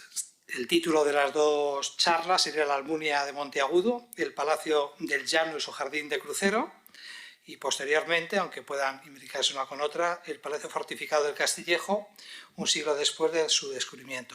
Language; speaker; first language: Spanish; native; Spanish